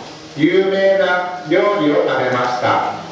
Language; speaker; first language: Japanese; non-native, learner; Indonesian